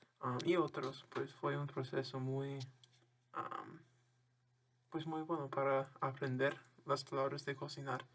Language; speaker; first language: Spanish; non-native, learner; English